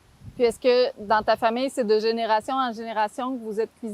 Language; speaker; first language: French; native; French